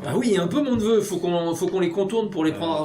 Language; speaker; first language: French; native; French